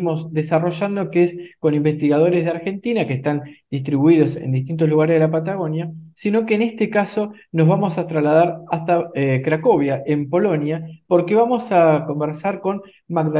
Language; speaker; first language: Spanish; native; Spanish